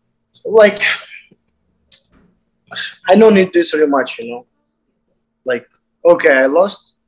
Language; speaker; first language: English; non-native, learner; Azerbaijani